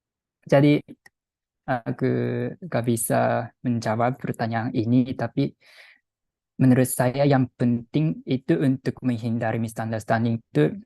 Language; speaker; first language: Indonesian; non-native, fluent; Japanese